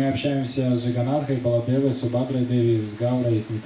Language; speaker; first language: Russian; native; Russian